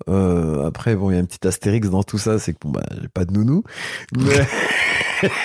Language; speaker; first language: French; early bilingual, other home language; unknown